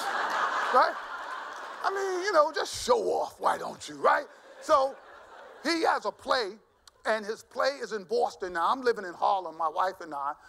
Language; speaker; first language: English; native; English